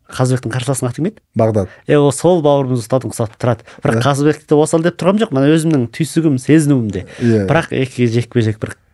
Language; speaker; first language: Kazakh; native; Kazakh